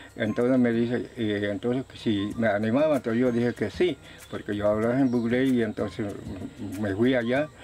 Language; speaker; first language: Spanish; non-native, local second language; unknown